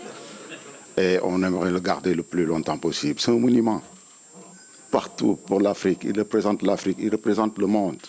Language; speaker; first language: French; non-native, local second language; Wolof